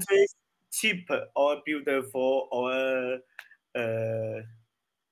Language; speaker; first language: English; non-native, learner; Chinese